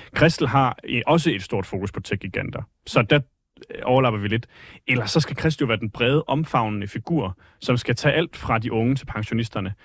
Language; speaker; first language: Danish; native; Danish